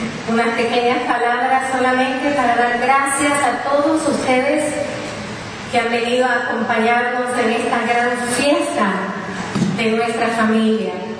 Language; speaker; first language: Spanish; native; Spanish